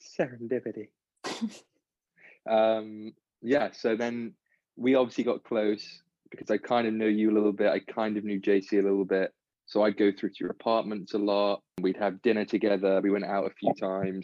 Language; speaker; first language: English; native; English